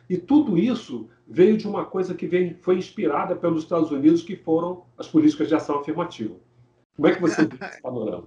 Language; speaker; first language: Portuguese; native; Portuguese